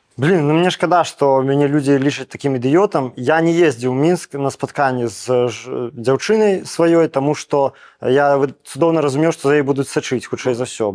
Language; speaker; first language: Belarusian; non-native, local second language; Russian